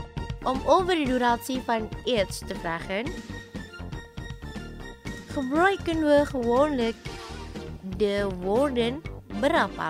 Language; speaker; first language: Dutch; non-native, fluent; Indonesian